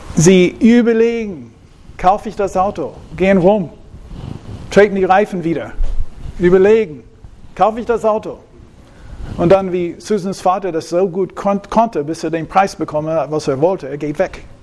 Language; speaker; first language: German; non-native, fluent; English